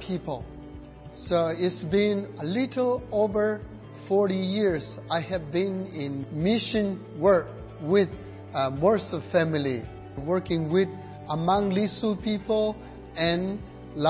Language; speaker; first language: English; non-native, learner; Burmese